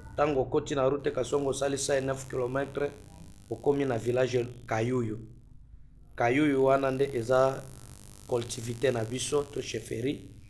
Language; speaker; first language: Lingala; non-native, local second language; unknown